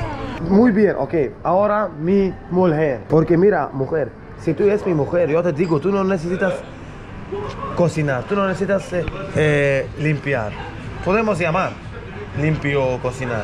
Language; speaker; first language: Spanish; non-native, learner; Swedish